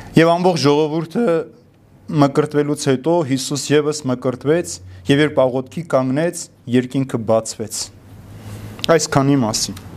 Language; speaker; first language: Armenian; native; Armenian